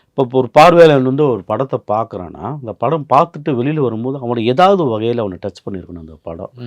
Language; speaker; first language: Tamil; native; Tamil